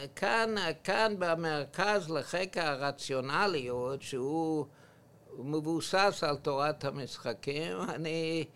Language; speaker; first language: Hebrew; non-native, fluent; English